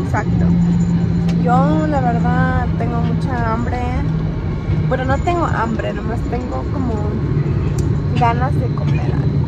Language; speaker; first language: Spanish; early bilingual, heritage; Spanish